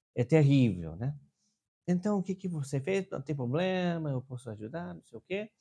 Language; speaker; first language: Portuguese; non-native, fluent; English